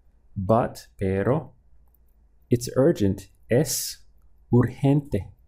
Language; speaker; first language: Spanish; non-native, fluent; English